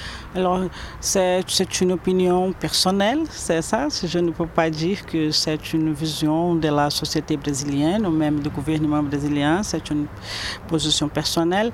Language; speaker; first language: French; non-native, learner; Portuguese